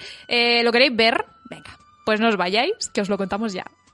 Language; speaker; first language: Spanish; native; Spanish